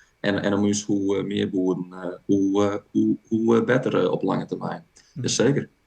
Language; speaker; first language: Dutch; non-native, local second language; Western Frisian